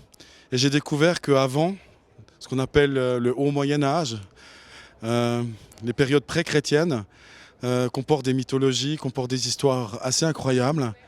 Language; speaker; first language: French; native; French